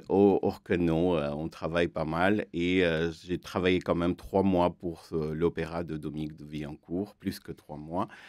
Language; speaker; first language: French; non-native, fluent; Armenian